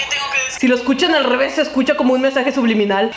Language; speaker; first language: Spanish; native; Spanish